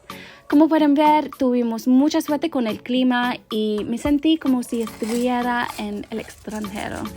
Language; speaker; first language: Spanish; non-native, learner; English